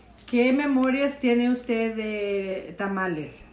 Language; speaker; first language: Spanish; early bilingual, heritage; Spanish